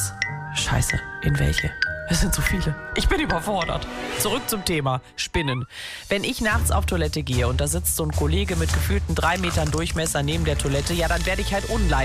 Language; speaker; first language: German; native; German